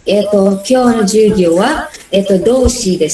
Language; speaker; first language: Japanese; non-native, fluent; Filipino